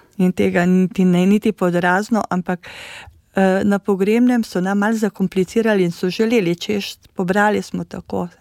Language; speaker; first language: Slovenian; native; Slovenian